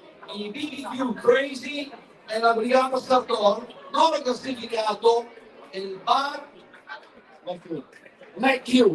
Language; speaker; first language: Italian; native; Italian